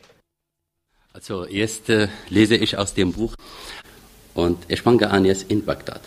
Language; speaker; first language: German; non-native, fluent; Arabic